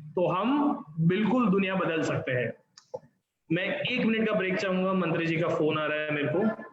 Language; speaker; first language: Hindi; non-native, local second language; Gujarati